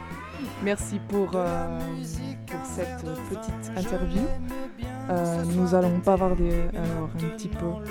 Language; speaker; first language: French; non-native, fluent; Portuguese